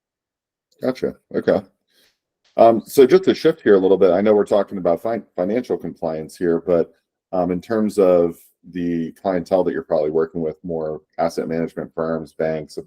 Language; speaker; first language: English; native; English